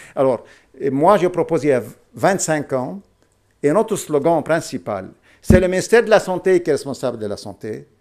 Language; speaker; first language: French; non-native, local second language; Arabic